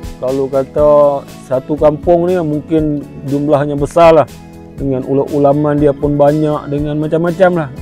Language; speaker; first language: Malay; non-native, local second language; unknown